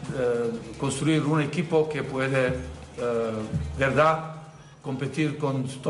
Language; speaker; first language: Spanish; non-native, learner; Serbian